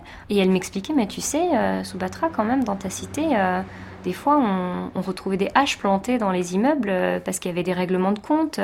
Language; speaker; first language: French; early bilingual, other home language; Tamil